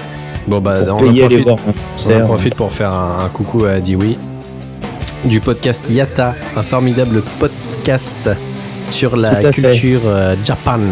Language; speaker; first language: French; native; French